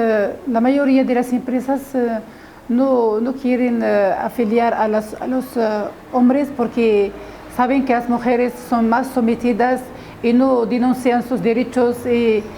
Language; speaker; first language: Spanish; non-native, fluent; Arabic